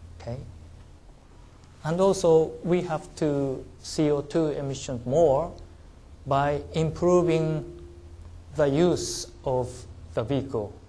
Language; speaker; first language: English; non-native, learner; Japanese